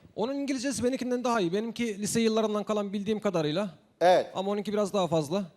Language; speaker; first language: Turkish; native; Turkish